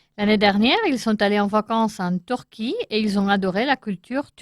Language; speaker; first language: French; non-native, learner; Spanish